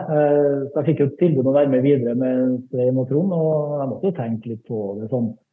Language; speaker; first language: Norwegian; native; Norwegian